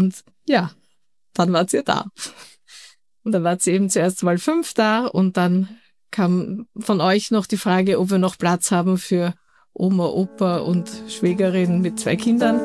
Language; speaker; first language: German; native; German